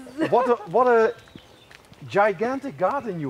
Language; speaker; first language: English; non-native, fluent; Dutch